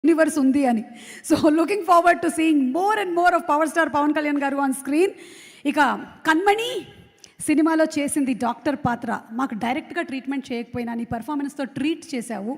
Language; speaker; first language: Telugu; native; Telugu